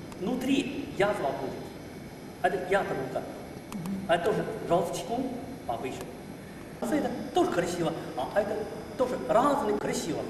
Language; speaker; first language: Russian; non-native, learner; Chinese